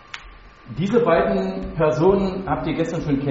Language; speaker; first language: German; native; German